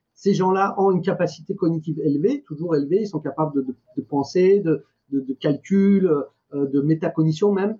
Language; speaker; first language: French; non-native, fluent; Persian